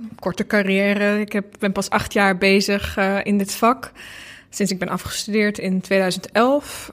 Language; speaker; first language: Dutch; early bilingual, other home language; Bosnian